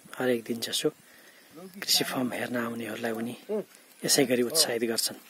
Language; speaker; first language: Nepali; native; Nepali